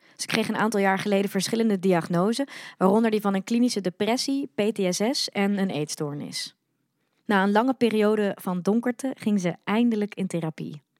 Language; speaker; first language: Dutch; early bilingual, other home language; Arabic